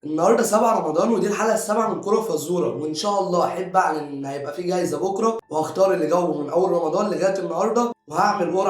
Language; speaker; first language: Arabic; native; Arabic